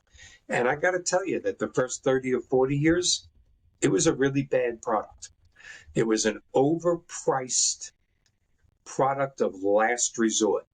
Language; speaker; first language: English; native; English